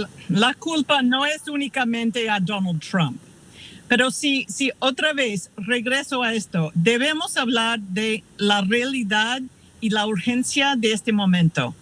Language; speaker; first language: Spanish; non-native, fluent; English